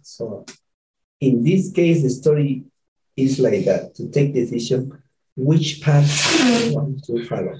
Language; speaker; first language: English; non-native, fluent; Spanish